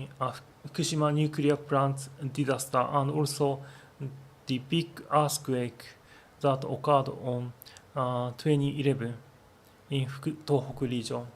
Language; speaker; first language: English; non-native, learner; Japanese